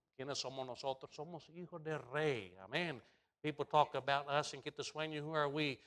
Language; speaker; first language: Spanish; non-native, fluent; English